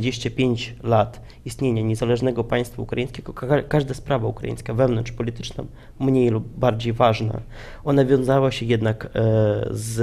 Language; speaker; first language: Polish; non-native, fluent; Ukrainian